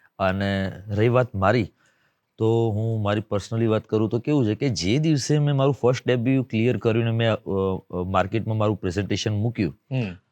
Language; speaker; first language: Gujarati; native; Gujarati